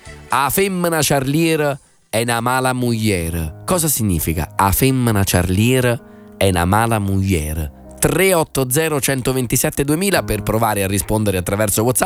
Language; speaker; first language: Italian; native; Italian